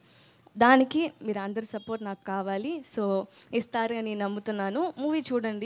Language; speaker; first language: Telugu; non-native, learner; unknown